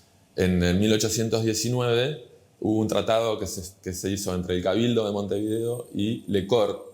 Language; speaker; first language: Spanish; native; Spanish